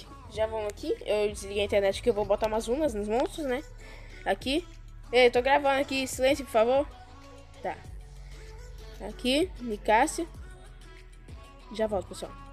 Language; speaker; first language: Portuguese; native; Portuguese